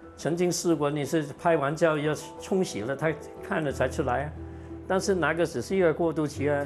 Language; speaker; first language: Chinese; non-native, local second language; Cantonese